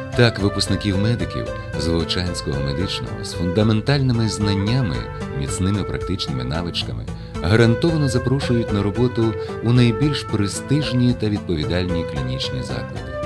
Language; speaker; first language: Ukrainian; native; Ukrainian